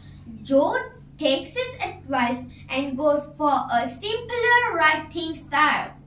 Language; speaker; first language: English; non-native, learner; Malay